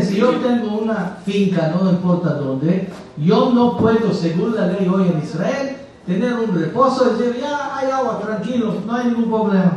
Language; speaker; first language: Spanish; non-native, fluent; Hebrew